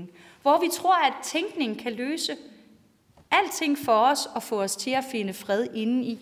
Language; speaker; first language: Danish; native; Danish